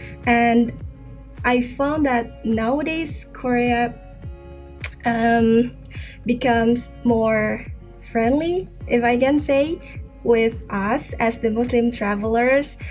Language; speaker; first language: English; non-native, fluent; Indonesian